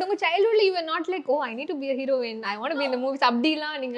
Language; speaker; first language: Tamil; native; Tamil